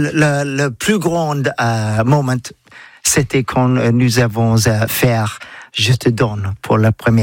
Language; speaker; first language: French; non-native, learner; English